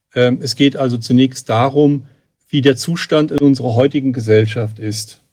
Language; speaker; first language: German; native; German